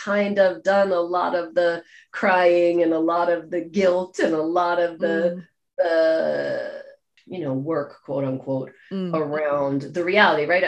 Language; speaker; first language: English; native; English